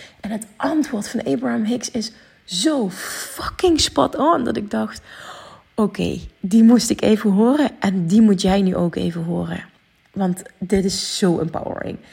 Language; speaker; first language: Dutch; native; Dutch